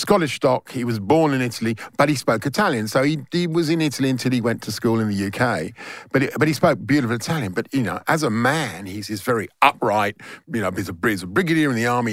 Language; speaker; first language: English; native; English